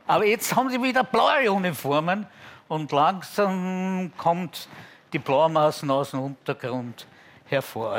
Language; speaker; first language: German; native; German